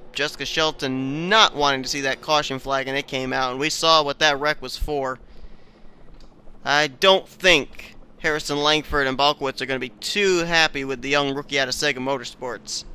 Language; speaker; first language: English; native; English